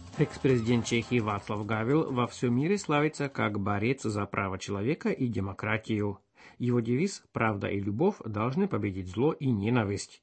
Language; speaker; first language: Russian; non-native, fluent; Czech